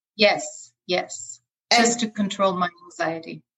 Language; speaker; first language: English; non-native, fluent; German